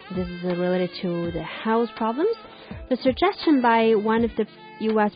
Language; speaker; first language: English; non-native, fluent; Chinese